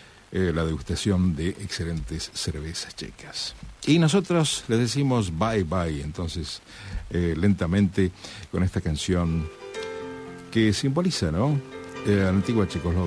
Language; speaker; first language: Spanish; native; Spanish